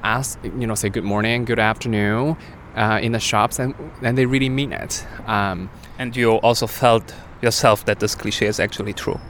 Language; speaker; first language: English; non-native, fluent; Chinese